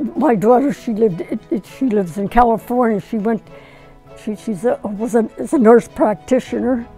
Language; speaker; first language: English; native; English